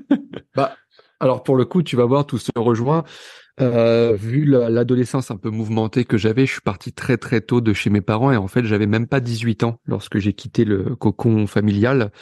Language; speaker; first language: French; native; French